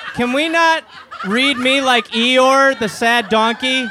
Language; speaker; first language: English; native; English